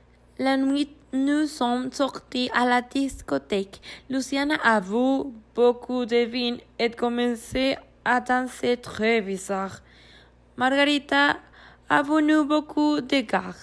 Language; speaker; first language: French; non-native, learner; Spanish